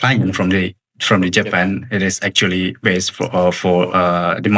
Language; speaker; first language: English; non-native, learner; Indonesian